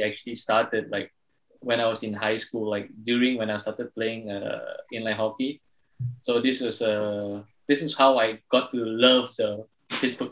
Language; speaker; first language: English; non-native, local second language; Malay